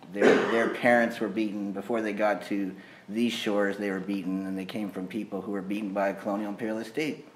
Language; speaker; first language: English; native; English